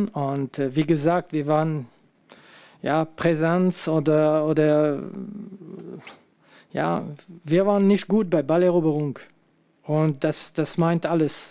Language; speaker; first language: German; non-native, fluent; French